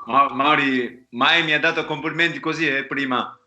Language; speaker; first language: Italian; non-native, learner; Japanese